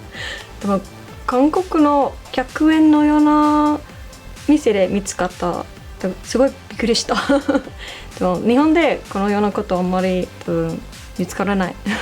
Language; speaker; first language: Japanese; non-native, learner; English